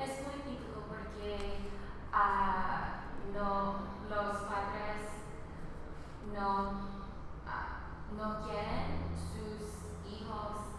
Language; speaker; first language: Spanish; early bilingual, heritage; Spanish